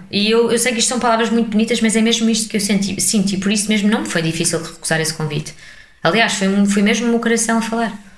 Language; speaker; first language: Portuguese; early bilingual, heritage; English